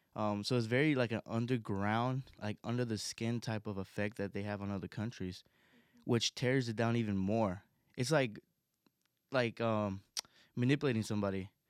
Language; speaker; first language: English; native; English